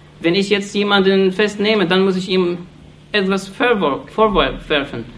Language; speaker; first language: German; non-native, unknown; Arabic